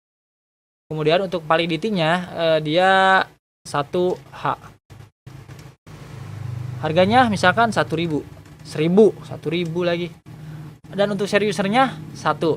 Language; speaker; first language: Indonesian; native; Indonesian